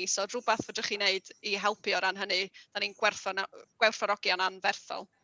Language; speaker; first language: Welsh; native; Welsh